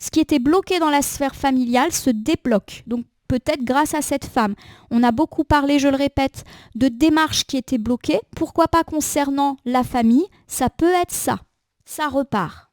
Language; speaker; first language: French; native; French